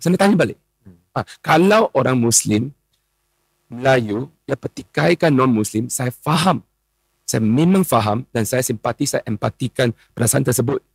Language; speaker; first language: Malay; non-native, local second language; Chinese